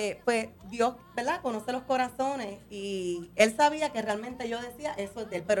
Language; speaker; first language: Spanish; native; Spanish